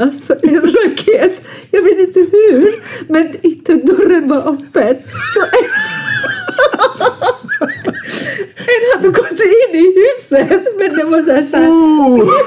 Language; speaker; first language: Swedish; non-native, fluent; Persian